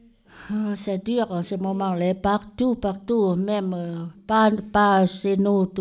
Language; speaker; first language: French; non-native, learner; Lao